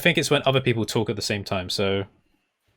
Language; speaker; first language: English; native; English